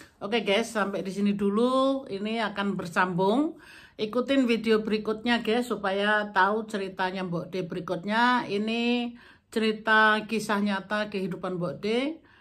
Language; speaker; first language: Indonesian; non-native, local second language; Javanese